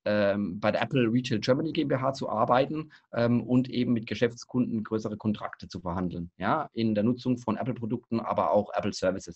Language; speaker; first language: German; native; German